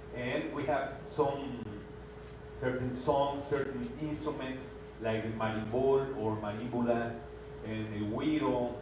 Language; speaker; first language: English; non-native, fluent; Spanish